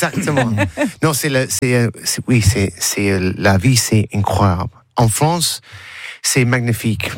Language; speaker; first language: French; non-native, learner; English